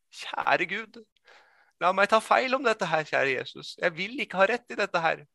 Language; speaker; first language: Norwegian; early bilingual, other home language; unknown